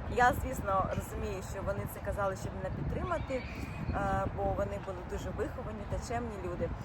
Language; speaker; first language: Ukrainian; non-native, local second language; Russian